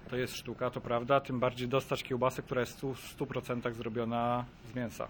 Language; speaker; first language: Polish; native; Polish